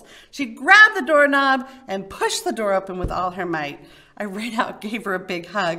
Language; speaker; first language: English; native; English